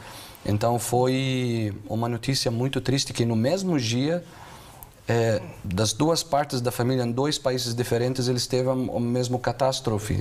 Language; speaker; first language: Portuguese; non-native, fluent; Arabic